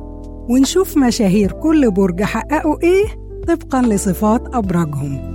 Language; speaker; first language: Arabic; native; Arabic